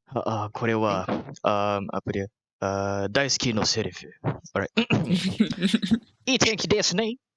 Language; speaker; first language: Japanese; non-native, learner; Malay